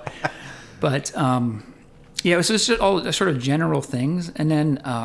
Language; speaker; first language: English; native; English